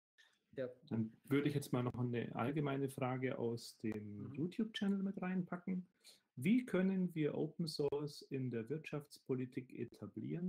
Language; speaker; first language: German; native; German